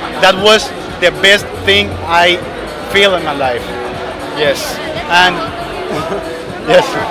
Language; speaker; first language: English; non-native, learner; Spanish